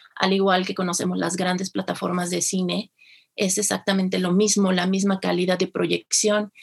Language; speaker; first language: Spanish; native; Spanish